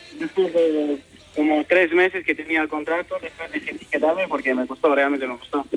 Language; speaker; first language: Spanish; non-native, fluent; Romanian